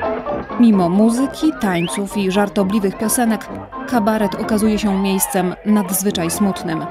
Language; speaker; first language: Polish; native; Polish